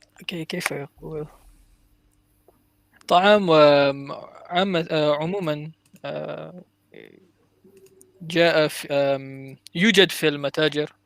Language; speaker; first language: Arabic; non-native, learner; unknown